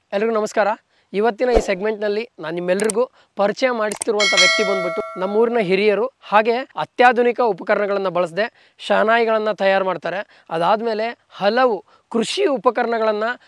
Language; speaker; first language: Kannada; native; Kannada